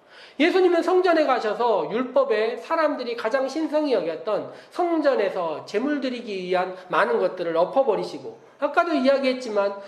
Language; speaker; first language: Korean; native; Korean